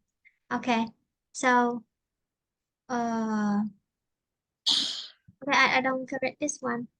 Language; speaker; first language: English; non-native, fluent; Vietnamese